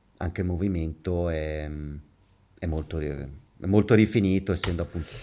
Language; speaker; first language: Italian; native; Italian